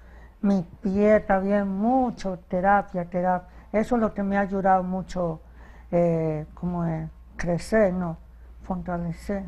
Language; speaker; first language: Spanish; early bilingual, heritage; Spanish